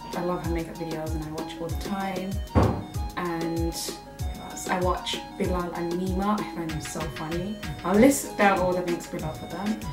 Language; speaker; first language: English; native; English